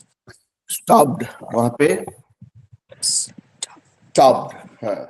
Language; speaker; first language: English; non-native, local second language; Hindi